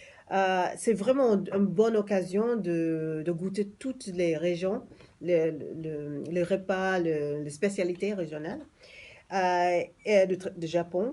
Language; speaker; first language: French; non-native, fluent; English